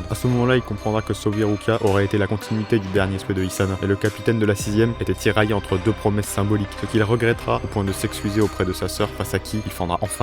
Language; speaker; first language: French; native; French